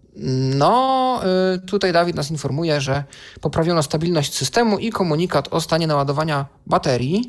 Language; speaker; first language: Polish; native; Polish